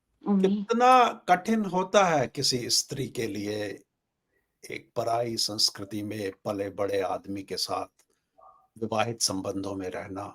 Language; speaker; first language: Hindi; native; Hindi